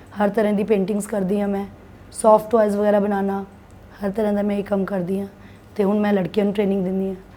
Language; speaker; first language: Punjabi; non-native, local second language; Hindi